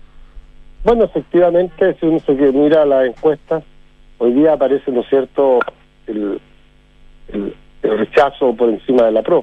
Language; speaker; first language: Spanish; native; Spanish